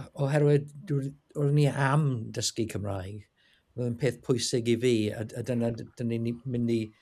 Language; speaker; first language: Welsh; non-native, learner; English